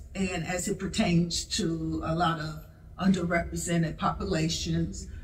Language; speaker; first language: English; native; English